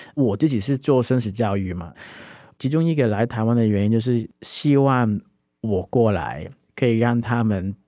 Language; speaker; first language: Chinese; non-native, local second language; Cantonese